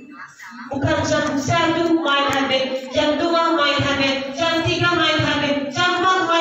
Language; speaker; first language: Indonesian; non-native, learner; Arabic